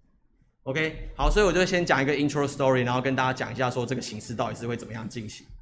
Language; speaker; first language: Chinese; native; Chinese